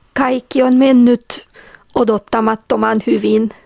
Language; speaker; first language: Finnish; non-native, fluent; Hungarian